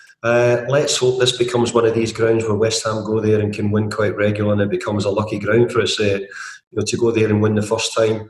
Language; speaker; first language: English; native; English